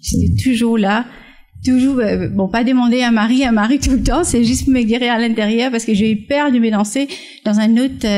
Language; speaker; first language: French; non-native, fluent; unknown